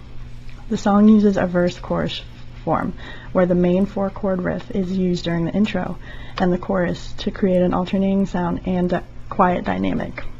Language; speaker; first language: English; native; English